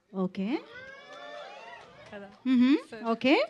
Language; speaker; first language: Telugu; native; Telugu